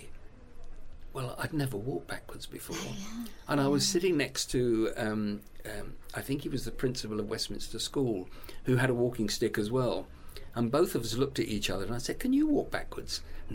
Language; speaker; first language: English; native; English